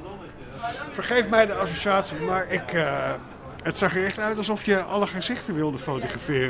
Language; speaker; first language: Dutch; native; Dutch